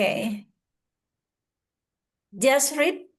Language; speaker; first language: English; non-native, learner; Indonesian